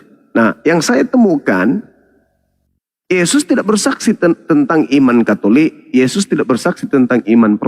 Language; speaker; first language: Indonesian; native; Indonesian